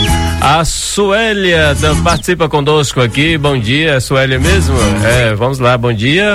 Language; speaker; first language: Portuguese; native; Portuguese